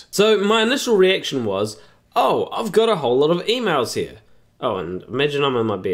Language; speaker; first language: English; native; English